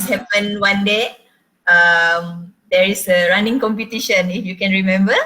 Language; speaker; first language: English; non-native, local second language; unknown